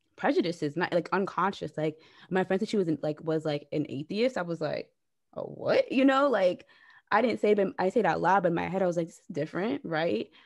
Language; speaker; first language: English; native; English